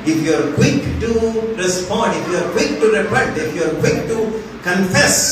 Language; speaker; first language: English; non-native, local second language; Telugu